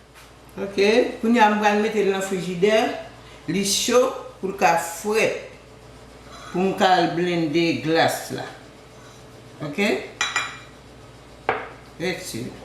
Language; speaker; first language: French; non-native, local second language; Haitian Creole